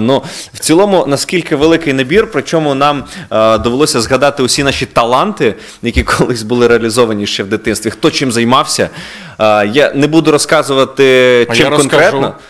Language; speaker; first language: Ukrainian; native; Ukrainian